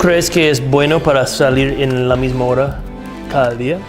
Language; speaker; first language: Spanish; non-native, fluent; English